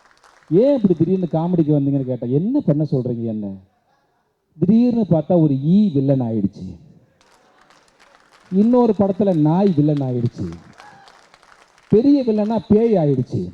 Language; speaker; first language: Tamil; native; Tamil